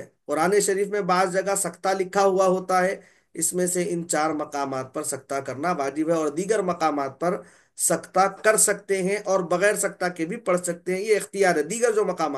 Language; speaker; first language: Urdu; native; Urdu